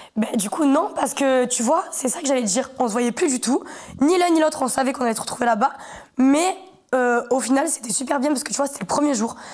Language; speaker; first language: French; native; French